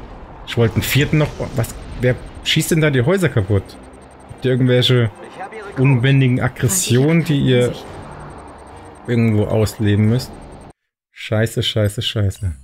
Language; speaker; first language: German; native; German